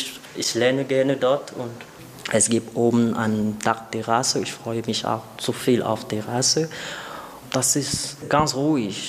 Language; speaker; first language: German; non-native, learner; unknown